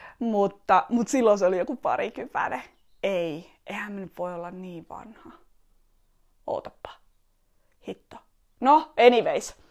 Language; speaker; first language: Finnish; early bilingual, other home language; Estonian